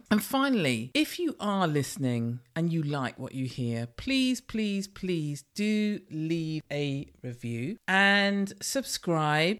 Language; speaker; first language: English; native; English